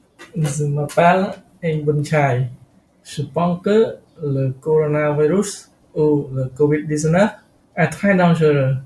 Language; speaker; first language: French; non-native, learner; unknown